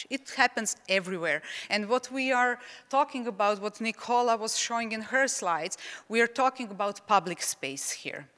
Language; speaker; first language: English; non-native, fluent; Czech